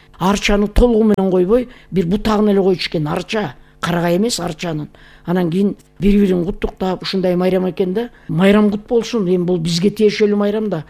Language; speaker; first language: Kyrgyz; native; Kyrgyz